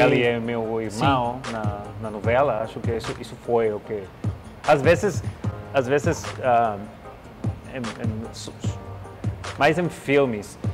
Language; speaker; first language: Portuguese; non-native, learner; Spanish